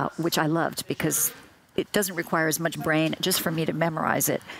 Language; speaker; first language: English; native; English